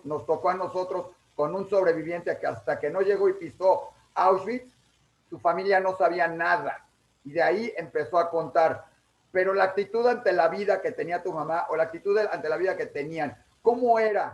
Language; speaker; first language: Spanish; native; Spanish